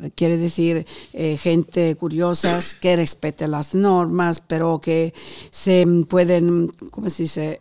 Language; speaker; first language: Spanish; non-native, fluent; Italian